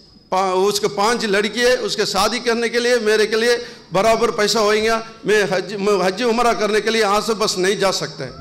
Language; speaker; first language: Hindi; non-native, local second language; Urdu